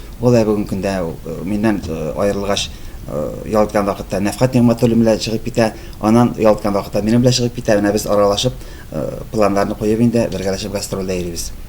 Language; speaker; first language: Tatar; native; Tatar